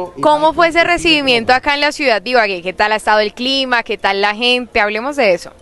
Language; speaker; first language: Spanish; native; Spanish